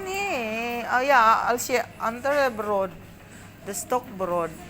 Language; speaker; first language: Dutch; non-native, learner; Filipino